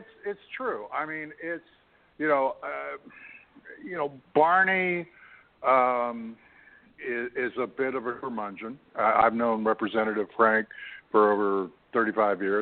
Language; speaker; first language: English; native; English